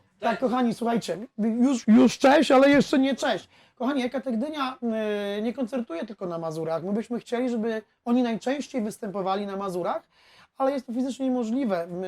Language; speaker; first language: Polish; native; Polish